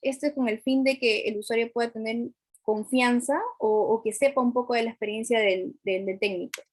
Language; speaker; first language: Spanish; native; Spanish